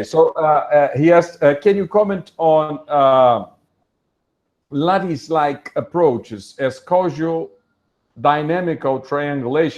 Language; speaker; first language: English; non-native, fluent; Portuguese